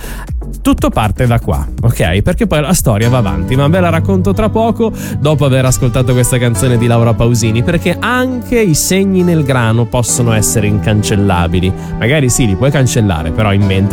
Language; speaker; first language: Italian; native; Italian